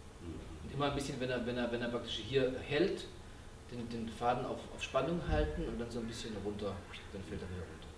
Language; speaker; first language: German; native; German